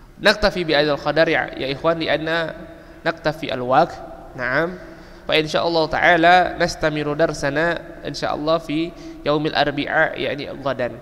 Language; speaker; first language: Arabic; non-native, fluent; Indonesian